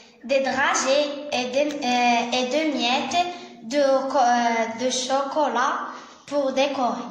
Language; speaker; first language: French; non-native, learner; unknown